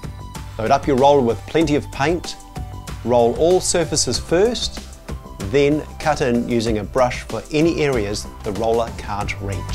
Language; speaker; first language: English; native; English